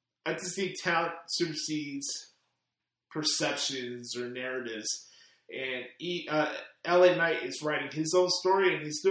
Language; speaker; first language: English; native; English